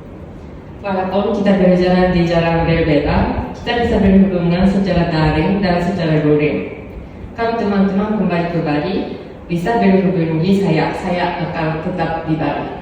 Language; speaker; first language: Indonesian; non-native, fluent; Japanese